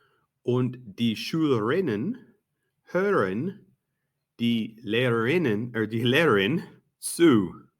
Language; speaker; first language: German; non-native, learner; English